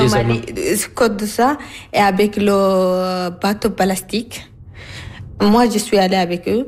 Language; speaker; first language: French; non-native, learner; Arabic